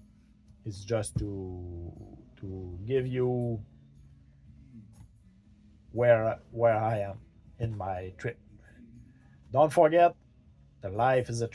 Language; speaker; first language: English; non-native, learner; French